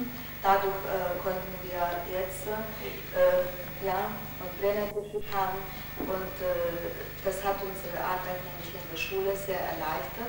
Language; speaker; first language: German; non-native, local second language; Hungarian